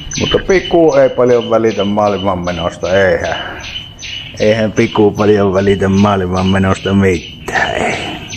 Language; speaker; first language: Finnish; native; Finnish